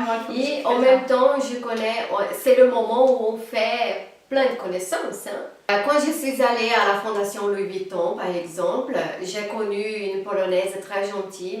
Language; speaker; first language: French; non-native, fluent; Portuguese